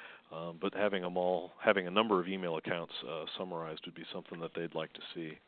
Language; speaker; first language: English; native; English